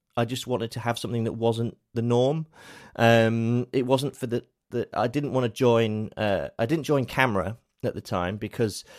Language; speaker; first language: English; native; English